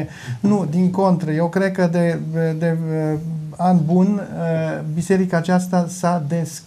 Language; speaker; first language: Romanian; non-native, local second language; German